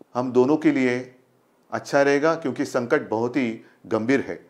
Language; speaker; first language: Hindi; non-native, local second language; Marathi